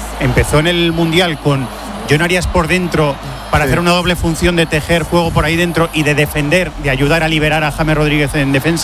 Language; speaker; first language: Spanish; native; Spanish